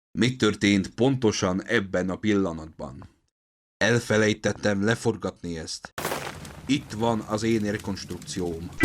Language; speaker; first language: Hungarian; non-native, learner; Czech